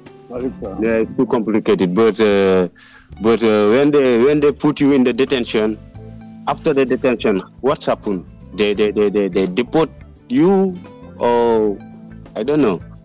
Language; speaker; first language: English; non-native, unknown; Wolof